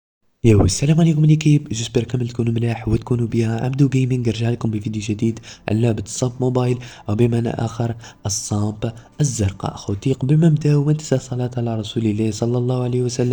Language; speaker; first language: Arabic; native; Arabic